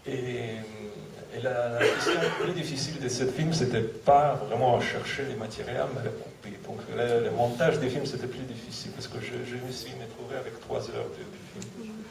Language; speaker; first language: French; non-native, fluent; Russian